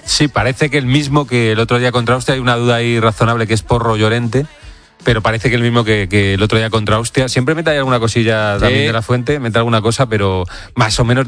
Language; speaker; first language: Spanish; native; Spanish